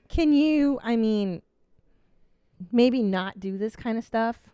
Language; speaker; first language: English; native; English